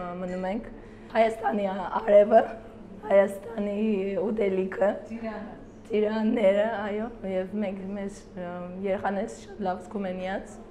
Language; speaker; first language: Armenian; early bilingual, heritage; Armenian